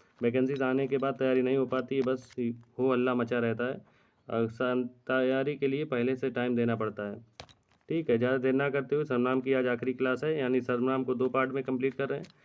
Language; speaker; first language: Hindi; native; Hindi